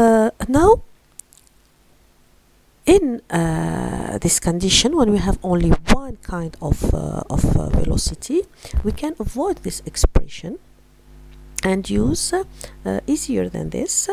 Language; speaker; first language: English; non-native, fluent; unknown